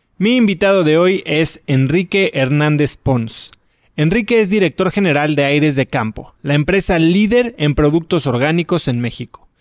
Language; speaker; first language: Spanish; native; Spanish